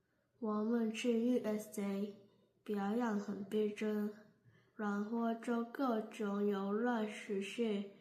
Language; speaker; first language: Chinese; non-native, learner; Korean